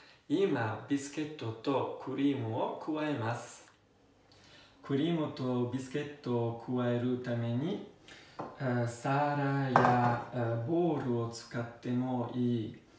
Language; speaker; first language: Japanese; non-native, learner; Italian